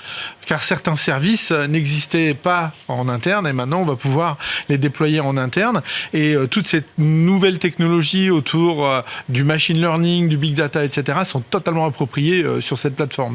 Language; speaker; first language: French; native; French